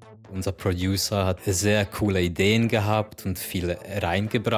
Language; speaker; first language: German; native; German